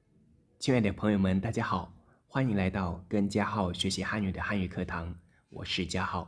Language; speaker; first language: Chinese; non-native, fluent; Lao